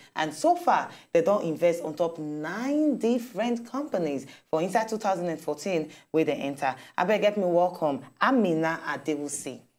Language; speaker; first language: Nigerian Pidgin; native; Nigerian Pidgin